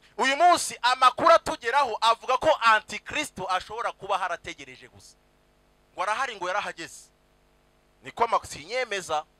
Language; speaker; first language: Kinyarwanda; native; Kinyarwanda